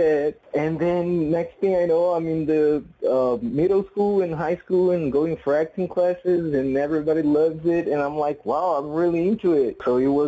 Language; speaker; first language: English; non-native, fluent; Portuguese